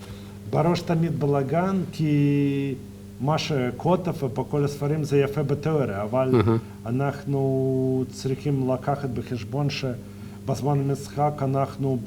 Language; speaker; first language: Hebrew; non-native, fluent; Russian